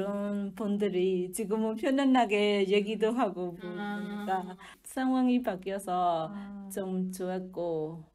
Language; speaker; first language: Korean; non-native, learner; Burmese